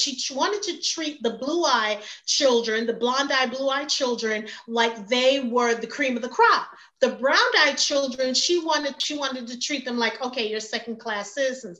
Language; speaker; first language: English; native; English